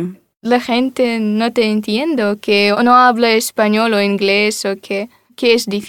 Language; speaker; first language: Spanish; non-native, fluent; Russian